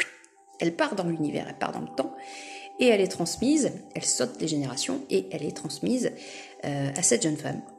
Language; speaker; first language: French; native; French